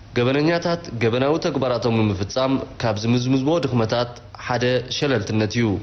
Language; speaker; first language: Tigrinya; native; Tigrinya